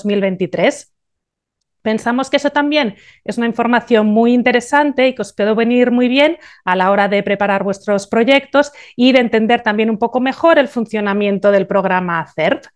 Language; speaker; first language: Spanish; native; Spanish